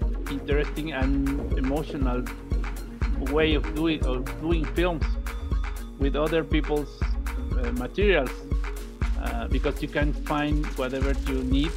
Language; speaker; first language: English; non-native, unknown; Spanish